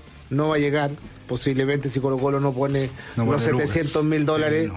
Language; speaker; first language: Spanish; native; Spanish